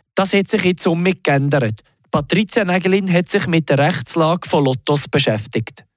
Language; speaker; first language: German; native; German